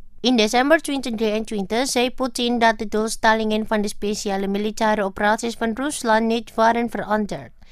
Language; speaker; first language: Dutch; non-native, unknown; Indonesian